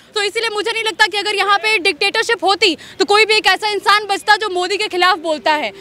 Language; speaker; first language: Hindi; native; Hindi